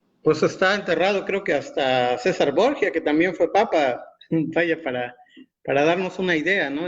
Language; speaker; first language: Spanish; native; Spanish